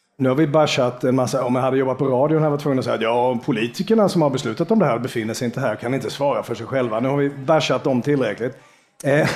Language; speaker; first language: Swedish; native; Swedish